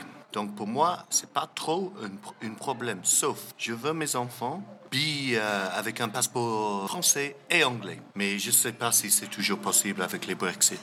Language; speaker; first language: French; non-native, learner; English